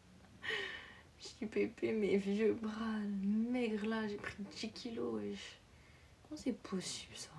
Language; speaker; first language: French; native; French